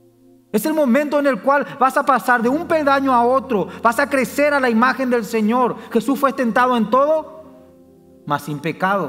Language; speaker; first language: Spanish; native; Spanish